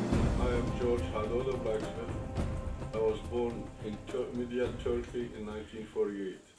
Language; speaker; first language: English; non-native, fluent; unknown